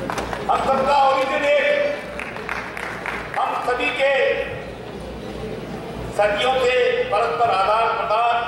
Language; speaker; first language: Hindi; native; Hindi